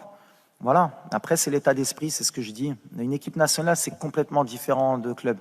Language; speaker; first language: French; native; French